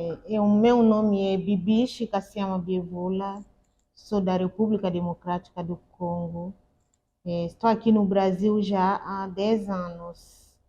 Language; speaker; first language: Portuguese; non-native, learner; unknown